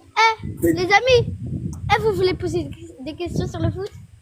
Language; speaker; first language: French; early bilingual, other home language; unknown